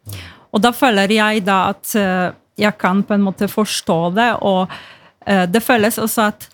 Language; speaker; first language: Norwegian; non-native, fluent; Polish